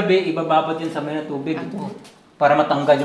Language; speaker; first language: Filipino; native; Filipino